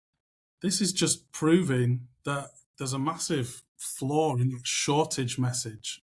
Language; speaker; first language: English; native; English